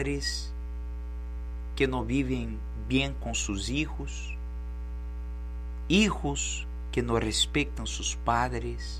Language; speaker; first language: Portuguese; non-native, learner; Spanish